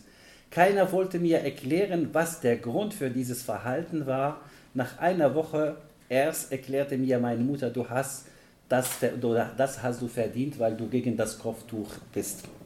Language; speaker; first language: German; non-native, fluent; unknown